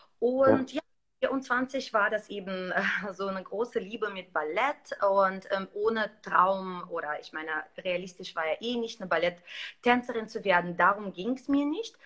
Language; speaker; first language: German; non-native, fluent; Russian